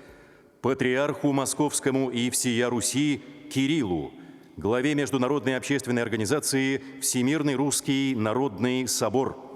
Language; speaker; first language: Russian; native; Russian